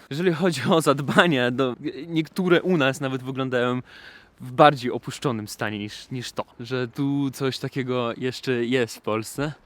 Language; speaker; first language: Polish; non-native, fluent; Russian